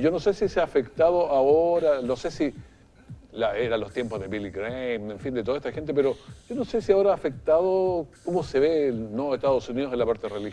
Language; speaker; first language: Spanish; native; Spanish